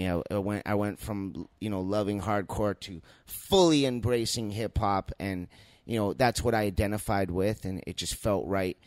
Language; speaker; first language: English; native; English